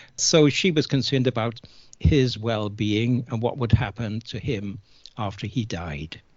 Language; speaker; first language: English; native; English